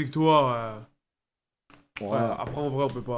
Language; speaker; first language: French; native; French